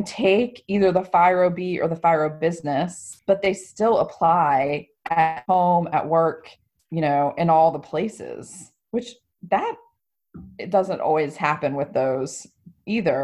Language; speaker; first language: English; native; English